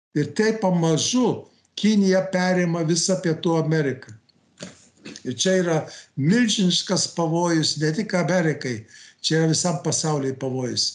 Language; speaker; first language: Lithuanian; early bilingual, heritage; Lithuanian